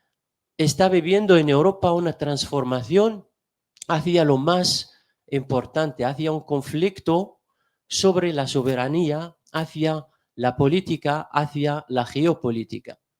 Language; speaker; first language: Spanish; non-native, fluent; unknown